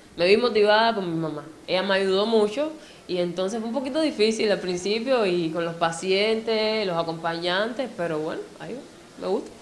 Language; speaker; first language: Spanish; native; Spanish